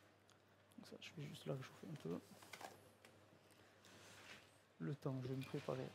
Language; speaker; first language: French; native; French